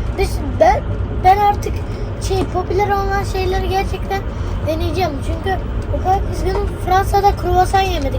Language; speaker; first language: Turkish; early bilingual, heritage; Turkish